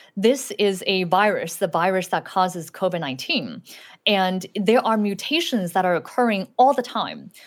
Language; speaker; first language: English; early bilingual, other home language; Chinese